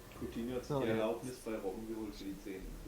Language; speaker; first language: German; native; German